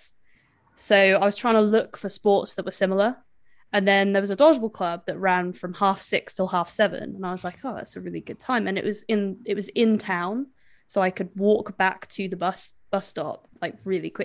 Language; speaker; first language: English; native; English